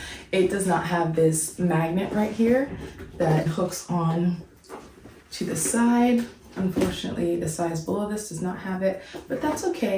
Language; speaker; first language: English; native; English